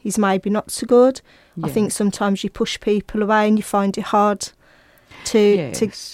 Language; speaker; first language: English; native; English